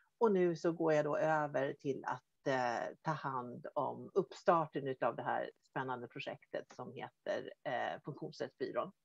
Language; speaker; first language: Swedish; native; Swedish